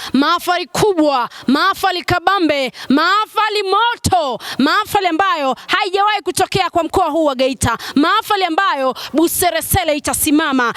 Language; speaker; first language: Swahili; native; Swahili